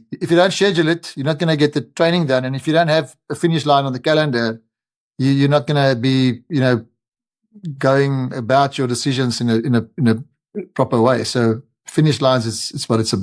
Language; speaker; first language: English; non-native, local second language; Afrikaans